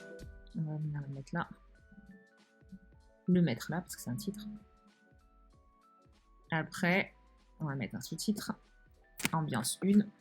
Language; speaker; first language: French; native; French